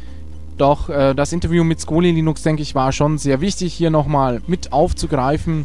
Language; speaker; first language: German; native; German